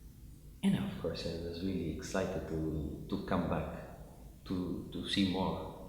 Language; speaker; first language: English; non-native, fluent; Portuguese